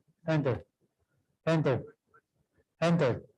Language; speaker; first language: English; non-native, fluent; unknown